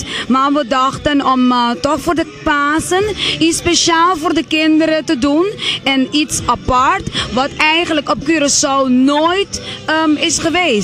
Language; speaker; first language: Dutch; non-native, local second language; Papiamento